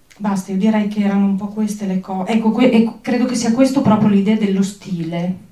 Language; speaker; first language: Italian; native; Italian